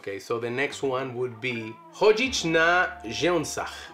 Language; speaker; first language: Polish; non-native, learner; Spanish